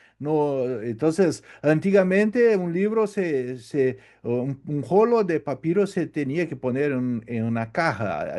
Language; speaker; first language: Spanish; non-native, learner; Portuguese